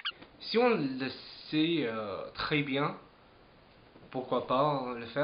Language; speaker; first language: French; non-native, fluent; English